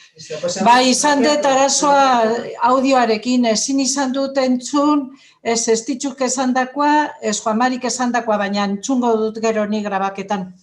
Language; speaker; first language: Basque; non-native, local second language; Spanish